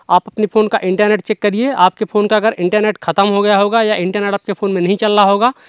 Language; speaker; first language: Hindi; native; Hindi